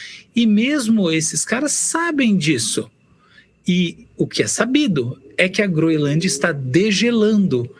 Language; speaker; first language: Portuguese; native; Portuguese